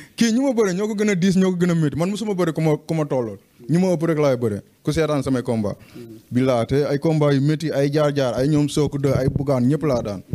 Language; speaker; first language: Wolof; non-native, local second language; Jola-Fonyi